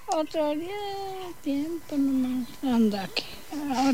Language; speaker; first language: Spanish; non-native, local second language; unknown